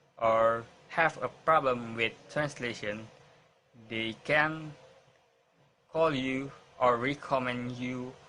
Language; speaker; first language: English; non-native, learner; Indonesian